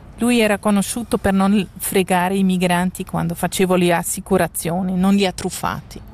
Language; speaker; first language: Italian; non-native, local second language; Swiss German